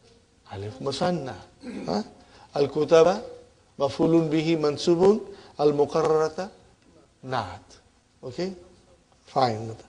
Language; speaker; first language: Arabic; non-native, fluent; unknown